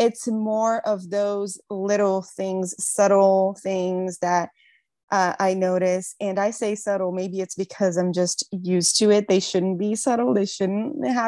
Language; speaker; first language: English; non-native, fluent; Portuguese